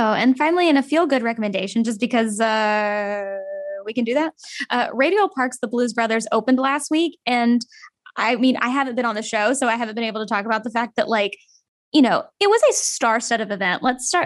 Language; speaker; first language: English; native; English